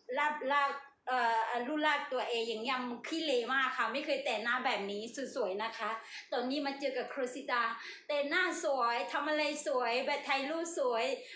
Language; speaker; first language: Thai; non-native, learner; Burmese